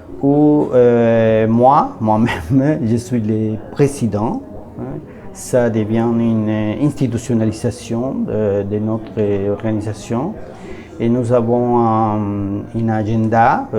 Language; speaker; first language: French; non-native, learner; Spanish